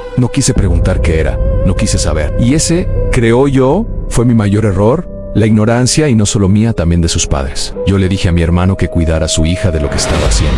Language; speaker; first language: Spanish; native; Spanish